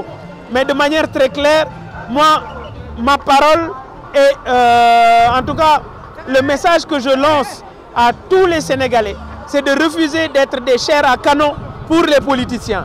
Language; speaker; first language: French; non-native, local second language; Wolof